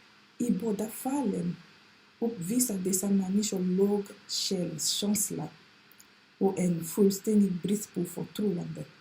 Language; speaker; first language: Swedish; non-native, fluent; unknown